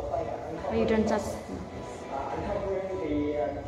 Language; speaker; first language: English; non-native, learner; Indonesian